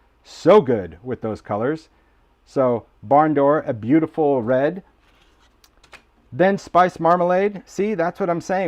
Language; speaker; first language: English; native; English